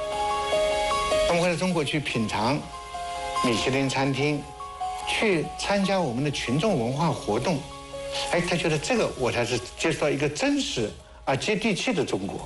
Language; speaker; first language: Chinese; native; Chinese